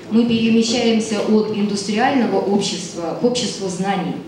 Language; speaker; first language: Russian; native; Russian